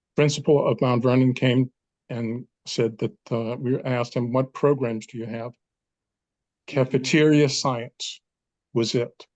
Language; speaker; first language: English; non-native, fluent; Danish